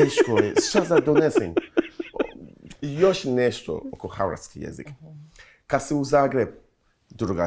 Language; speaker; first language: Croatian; non-native, learner; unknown